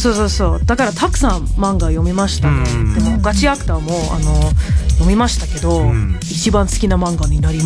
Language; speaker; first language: Japanese; non-native, learner; English